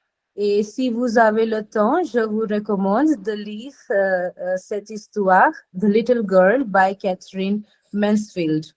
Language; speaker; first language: French; non-native, fluent; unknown